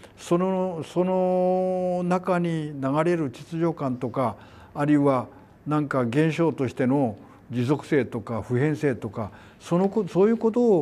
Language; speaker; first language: Japanese; non-native, fluent; Korean